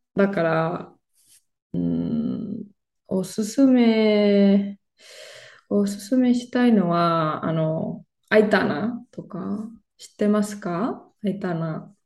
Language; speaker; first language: Japanese; non-native, fluent; Spanish